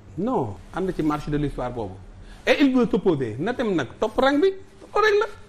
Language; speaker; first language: Wolof; native; Wolof